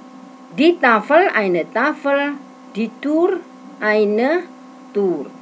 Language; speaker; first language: German; non-native, fluent; Indonesian